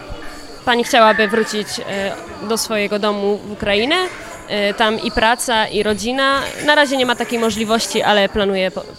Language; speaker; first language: Polish; non-native, local second language; Ukrainian